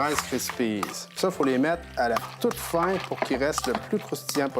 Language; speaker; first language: French; native; French